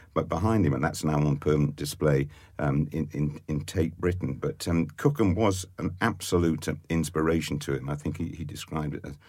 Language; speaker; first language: English; native; English